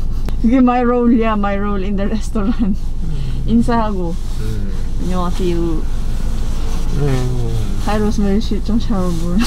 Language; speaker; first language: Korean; non-native, learner; Filipino